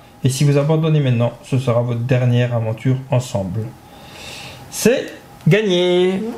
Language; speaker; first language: French; native; French